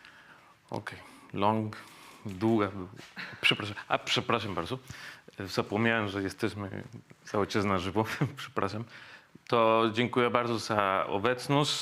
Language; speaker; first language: Polish; non-native, fluent; Spanish